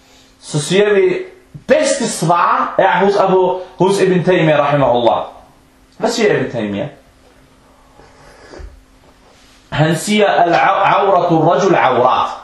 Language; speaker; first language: Danish; early bilingual, other home language; Arabic